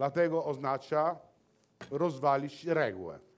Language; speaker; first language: Polish; non-native, learner; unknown